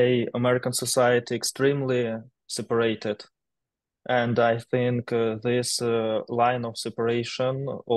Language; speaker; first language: English; non-native, learner; Ukrainian